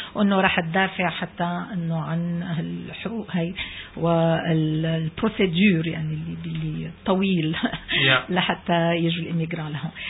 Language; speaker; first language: Arabic; native; Arabic